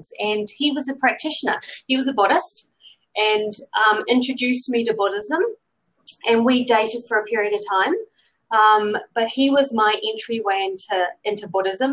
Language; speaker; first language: English; native; English